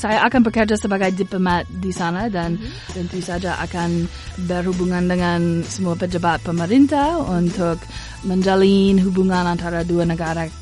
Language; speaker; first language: Indonesian; non-native, fluent; English